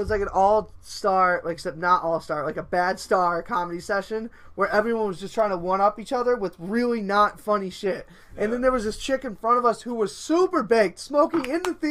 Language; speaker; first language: English; native; English